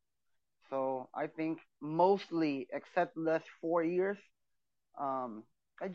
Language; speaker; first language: English; non-native, fluent; Portuguese